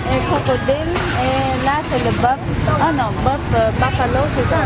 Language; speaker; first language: French; non-native, learner; Khmer